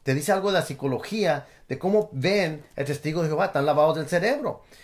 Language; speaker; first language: Spanish; early bilingual, other home language; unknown